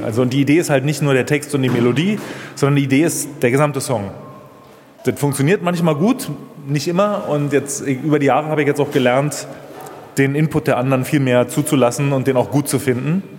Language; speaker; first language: German; native; German